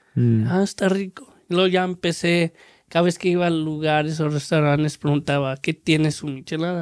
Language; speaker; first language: Spanish; early bilingual, heritage; Spanish